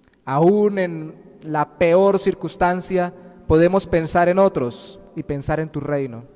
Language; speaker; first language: Spanish; native; Spanish